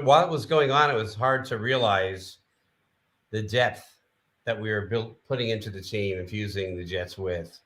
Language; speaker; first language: English; native; English